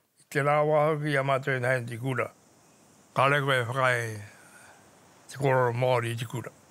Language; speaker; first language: Māori; native; Māori